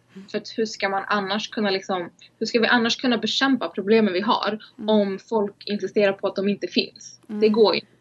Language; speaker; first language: Swedish; early bilingual, other home language; Somali